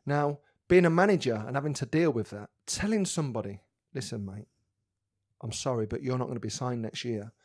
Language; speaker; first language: English; native; English